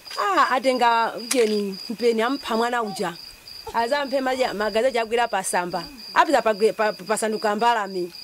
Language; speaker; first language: Nyanja; non-native, local second language; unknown